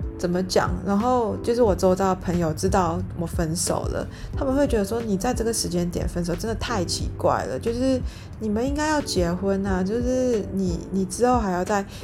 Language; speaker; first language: Chinese; native; Chinese